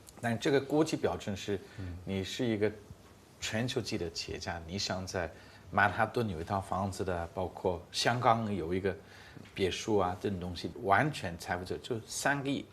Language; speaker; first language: Chinese; non-native, fluent; English